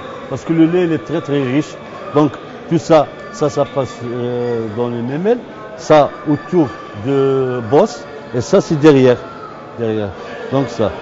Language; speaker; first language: French; non-native, local second language; Arabic